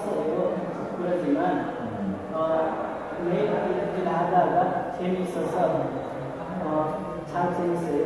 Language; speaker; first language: Korean; non-native, learner; Nepali